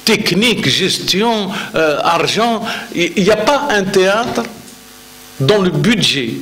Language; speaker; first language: French; non-native, local second language; Arabic